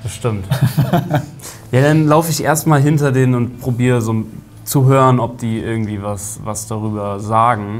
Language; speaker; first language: German; native; German